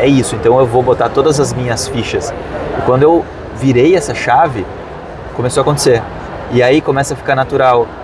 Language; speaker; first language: Portuguese; native; Portuguese